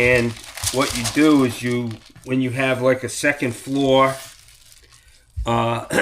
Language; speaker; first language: English; native; English